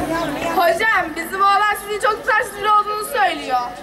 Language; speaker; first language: Turkish; native; Turkish